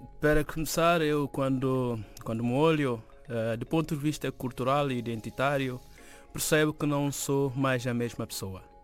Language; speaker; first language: Portuguese; non-native, local second language; Upper Guinea Crioulo